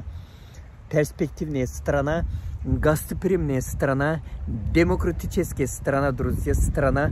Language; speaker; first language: Russian; non-native, fluent; Turkish